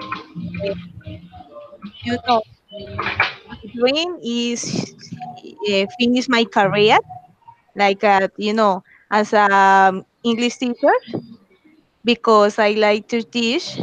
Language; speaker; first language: English; non-native, learner; Spanish